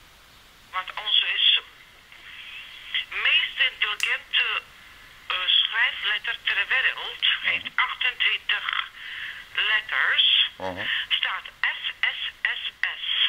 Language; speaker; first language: Dutch; non-native, learner; Serbian